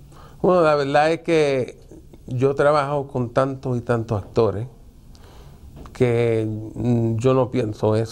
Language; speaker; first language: Spanish; early bilingual, heritage; Spanish